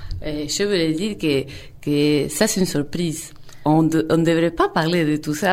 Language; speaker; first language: French; non-native, fluent; Spanish